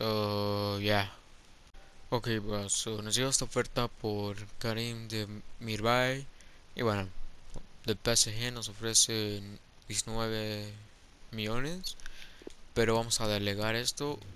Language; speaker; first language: Spanish; early bilingual, heritage; Spanish